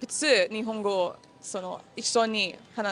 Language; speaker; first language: Japanese; non-native, learner; English